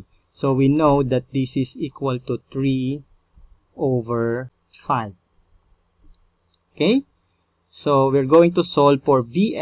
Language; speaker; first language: English; non-native, local second language; Filipino